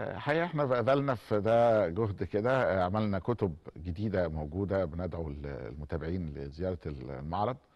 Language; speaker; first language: Arabic; native; Arabic